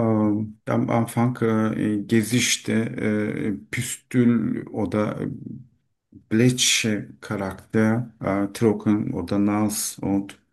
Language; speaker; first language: German; non-native, learner; Turkish